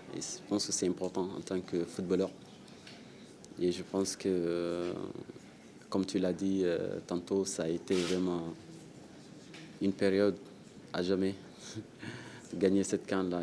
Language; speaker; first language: French; non-native, local second language; Wolof